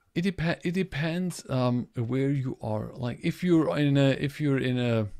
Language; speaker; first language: English; non-native, fluent; German